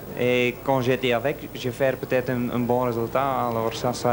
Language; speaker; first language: French; non-native, local second language; Dutch